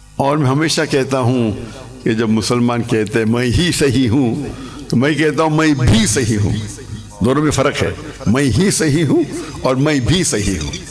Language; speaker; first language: Urdu; non-native, local second language; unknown